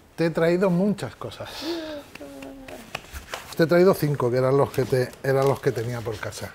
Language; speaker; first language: Spanish; native; Spanish